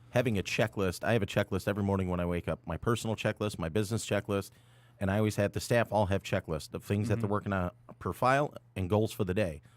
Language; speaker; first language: English; native; English